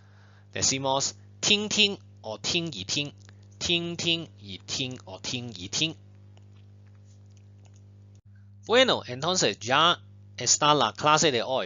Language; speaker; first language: Spanish; non-native, fluent; Chinese